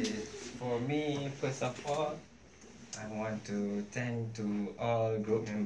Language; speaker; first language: English; non-native, learner; Malay